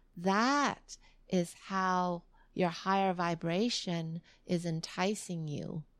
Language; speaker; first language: English; early bilingual, other home language; Vietnamese